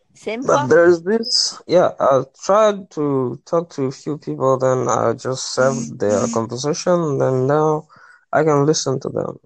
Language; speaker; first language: English; non-native, local second language; Swahili